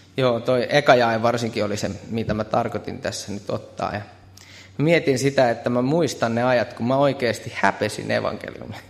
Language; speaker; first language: Finnish; native; Finnish